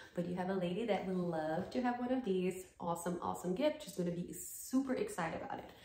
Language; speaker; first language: English; non-native, fluent; Portuguese